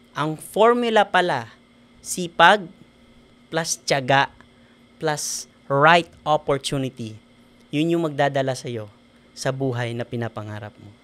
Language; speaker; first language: Filipino; non-native, local second language; Hiligaynon